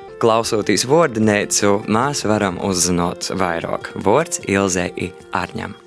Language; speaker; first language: Latvian; native; Latvian